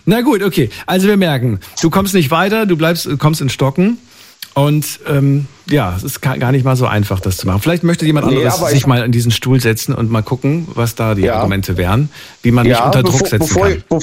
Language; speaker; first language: German; native; German